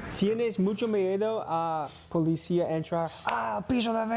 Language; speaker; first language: Spanish; non-native, learner; English